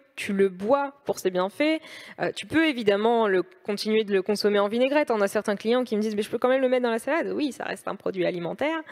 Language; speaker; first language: French; native; French